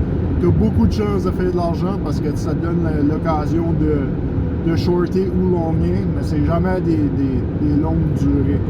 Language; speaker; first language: French; native; French